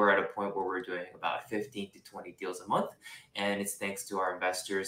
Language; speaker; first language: English; non-native, local second language; Japanese